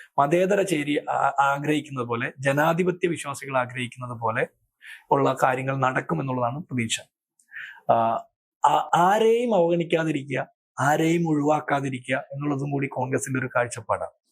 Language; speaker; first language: Malayalam; native; Malayalam